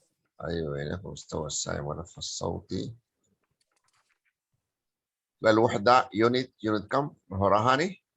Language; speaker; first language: Arabic; native; Arabic